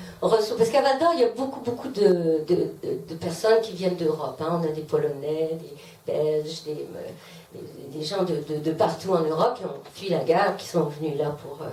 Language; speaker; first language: French; native; French